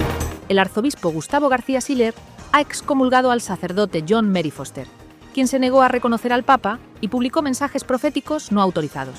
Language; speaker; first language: Spanish; native; Spanish